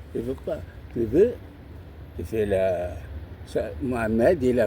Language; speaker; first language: French; non-native, learner; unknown